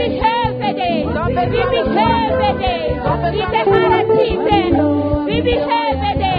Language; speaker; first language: Swedish; non-native, fluent; French